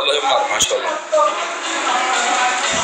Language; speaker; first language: Turkish; native; Turkish